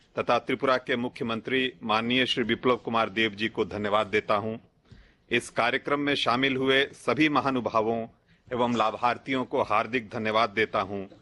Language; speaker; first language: Hindi; non-native, local second language; Gujarati